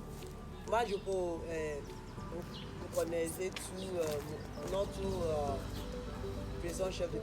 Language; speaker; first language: French; non-native, fluent; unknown